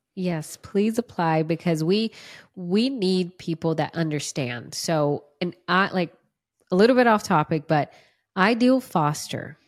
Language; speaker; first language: English; non-native, fluent; Portuguese